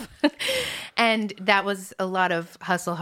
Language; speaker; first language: English; early bilingual, other home language; French